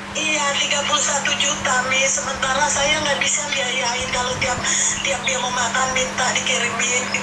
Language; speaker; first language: Indonesian; native; Indonesian